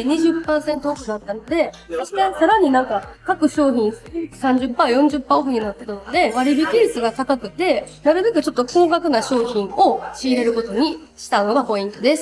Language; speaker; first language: Japanese; native; Japanese